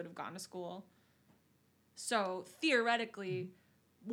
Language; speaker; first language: English; native; English